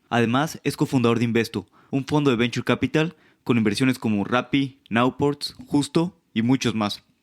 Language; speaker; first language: Spanish; native; Spanish